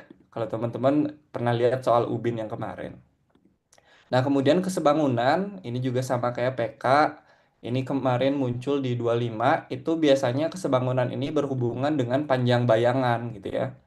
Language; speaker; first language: Indonesian; native; Indonesian